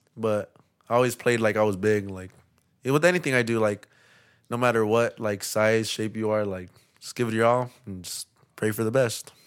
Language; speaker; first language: English; native; English